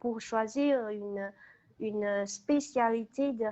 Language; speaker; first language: French; non-native, learner; Chinese